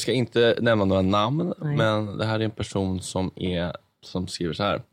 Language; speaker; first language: Swedish; native; Swedish